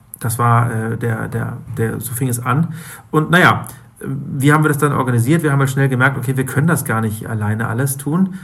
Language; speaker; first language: German; native; German